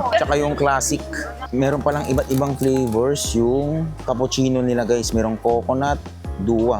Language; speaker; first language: Filipino; native; Filipino